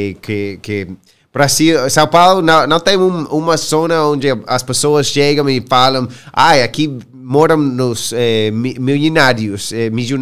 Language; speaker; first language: Portuguese; non-native, learner; English